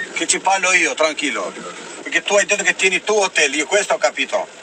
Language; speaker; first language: Italian; non-native, fluent; Albanian